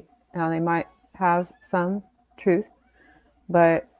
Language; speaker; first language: English; native; English